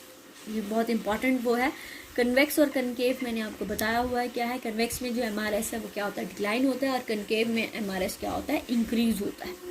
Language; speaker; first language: Hindi; native; Hindi